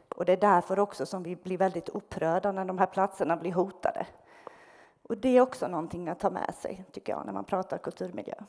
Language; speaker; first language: Swedish; non-native, fluent; Bosnian